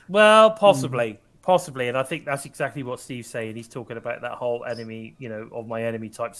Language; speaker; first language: English; native; English